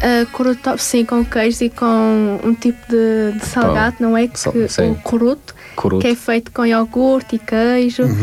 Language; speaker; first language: Portuguese; early bilingual, other home language; Tajik